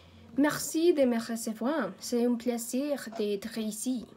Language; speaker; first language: French; non-native, learner; Spanish